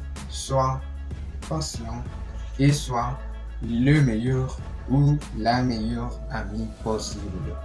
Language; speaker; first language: French; non-native, learner; Spanish